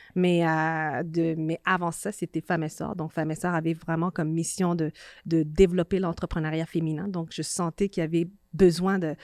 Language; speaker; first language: French; native; French